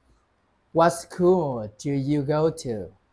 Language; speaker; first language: English; non-native, fluent; Vietnamese